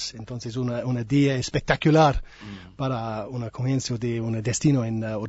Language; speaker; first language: Spanish; non-native, learner; English